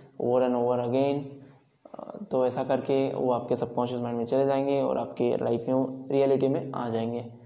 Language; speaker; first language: Hindi; non-native, local second language; Marathi